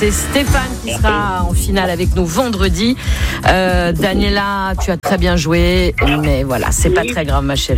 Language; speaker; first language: French; native; French